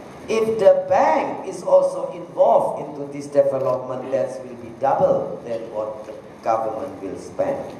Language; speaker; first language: English; non-native, fluent; Indonesian